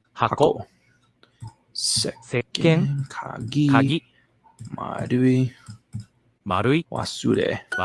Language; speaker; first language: Japanese; non-native, learner; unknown